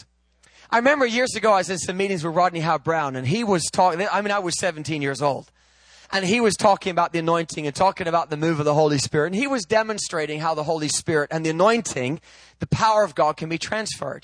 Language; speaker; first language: English; native; English